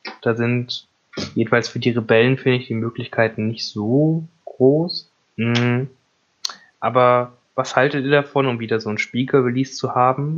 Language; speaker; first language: German; native; German